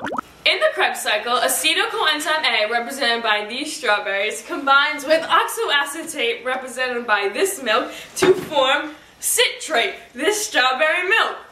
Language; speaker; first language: English; native; English